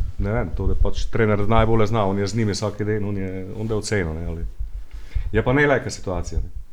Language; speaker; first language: Slovenian; native; Slovenian